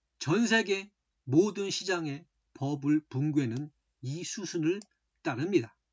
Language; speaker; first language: Korean; native; Korean